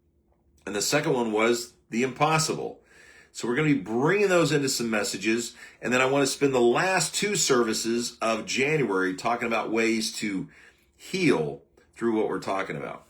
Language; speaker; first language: English; native; English